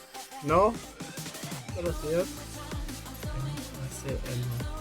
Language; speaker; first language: Spanish; non-native, learner; English